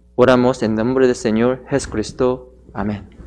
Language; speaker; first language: Spanish; non-native, learner; Korean